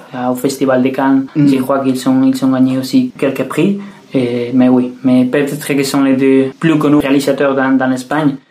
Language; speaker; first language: French; non-native, fluent; Spanish